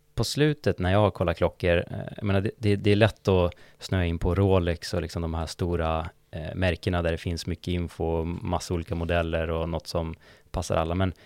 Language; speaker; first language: Swedish; native; Swedish